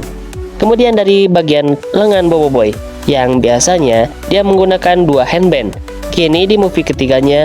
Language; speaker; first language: Indonesian; native; Indonesian